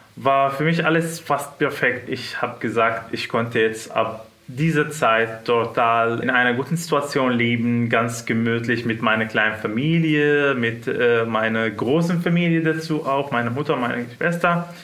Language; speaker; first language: German; non-native, fluent; Arabic